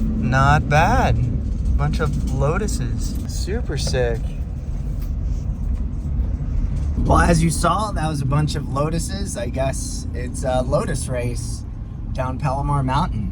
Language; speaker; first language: English; native; English